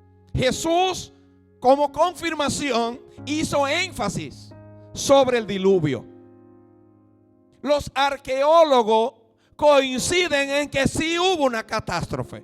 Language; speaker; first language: Spanish; native; Spanish